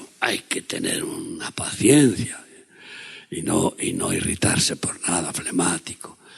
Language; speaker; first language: Spanish; native; Spanish